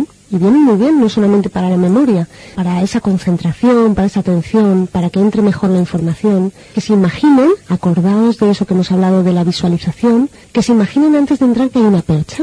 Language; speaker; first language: Spanish; native; Spanish